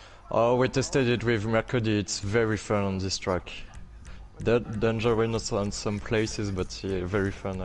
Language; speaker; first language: English; non-native, fluent; French